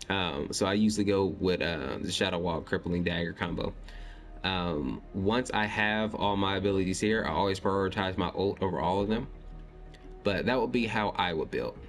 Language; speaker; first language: English; native; English